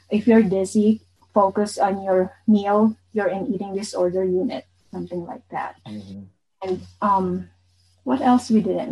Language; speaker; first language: English; non-native, local second language; Bikol